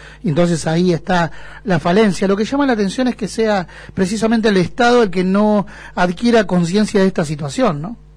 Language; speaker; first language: Spanish; native; Spanish